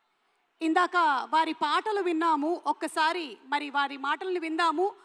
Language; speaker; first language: Telugu; native; Telugu